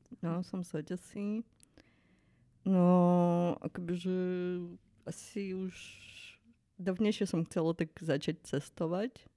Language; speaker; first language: Slovak; non-native, fluent; Ukrainian